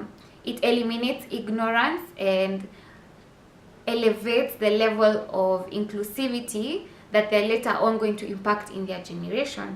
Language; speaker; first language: English; non-native, local second language; Swahili